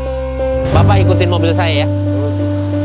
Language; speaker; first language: Indonesian; native; Indonesian